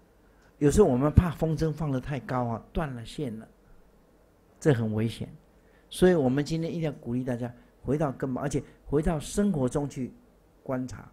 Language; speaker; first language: Chinese; native; Chinese